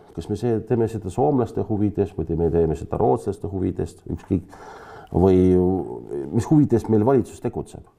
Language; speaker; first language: Estonian; non-native, local second language; Russian